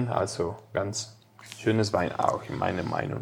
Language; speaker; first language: German; non-native, learner; Spanish